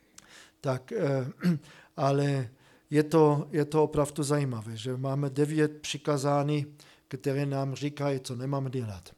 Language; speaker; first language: Czech; non-native, fluent; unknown